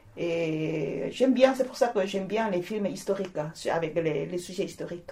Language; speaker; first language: French; non-native, fluent; Korean